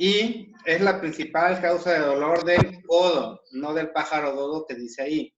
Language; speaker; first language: Spanish; native; Spanish